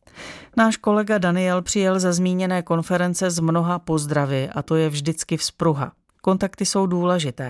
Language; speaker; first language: Czech; native; Czech